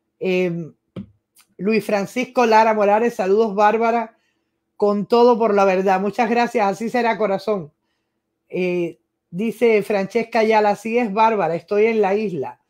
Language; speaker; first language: Spanish; native; Spanish